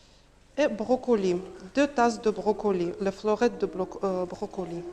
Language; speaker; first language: French; non-native, learner; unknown